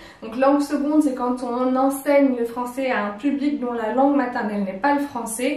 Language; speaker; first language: French; native; French